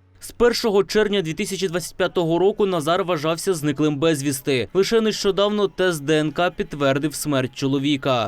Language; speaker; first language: Ukrainian; native; Ukrainian